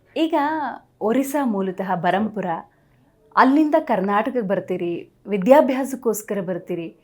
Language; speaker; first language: Kannada; native; Kannada